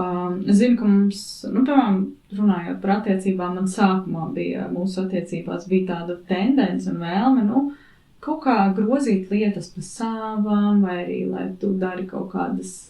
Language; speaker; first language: Latvian; native; Latvian